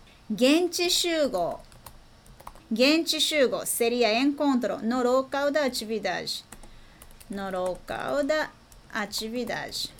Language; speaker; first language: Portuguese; non-native, fluent; Japanese